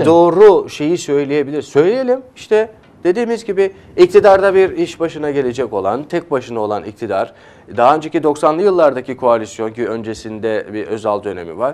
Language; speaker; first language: Turkish; native; Turkish